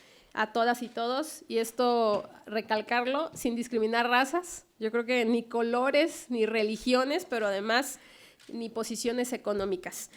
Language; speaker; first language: Spanish; native; Spanish